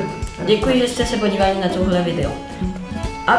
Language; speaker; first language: Czech; non-native, learner; French